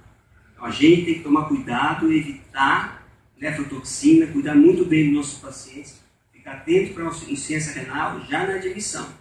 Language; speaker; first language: Portuguese; native; Portuguese